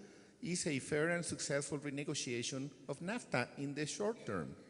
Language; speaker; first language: English; non-native, fluent; Spanish